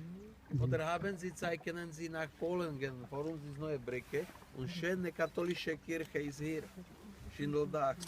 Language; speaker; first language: German; non-native, learner; Slovak